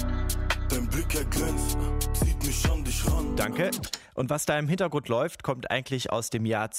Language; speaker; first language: German; native; German